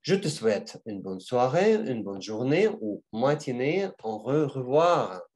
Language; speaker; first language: French; non-native, fluent; Russian